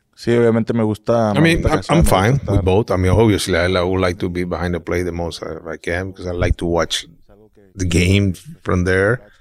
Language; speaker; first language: English; non-native, fluent; Spanish